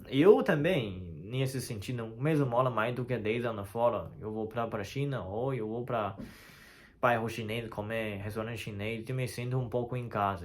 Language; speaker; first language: Portuguese; non-native, fluent; Chinese